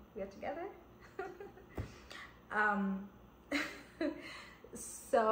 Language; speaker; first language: English; non-native, local second language; Kamba